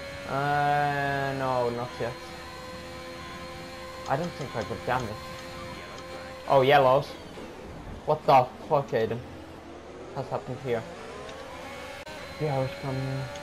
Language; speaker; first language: English; non-native, fluent; Finnish